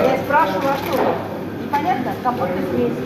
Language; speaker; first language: Russian; native; Russian